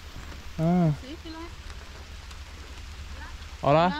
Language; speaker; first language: Spanish; non-native, learner; German